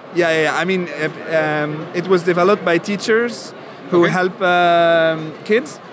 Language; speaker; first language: English; non-native, fluent; Arabic